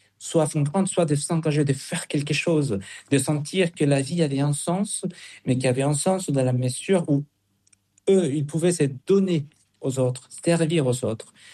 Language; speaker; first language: French; non-native, fluent; Spanish